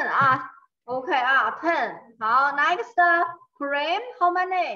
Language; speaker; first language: English; non-native, learner; Chinese